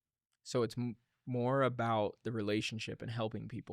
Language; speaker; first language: English; native; English